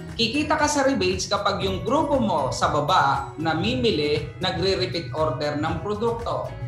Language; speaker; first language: Filipino; native; Filipino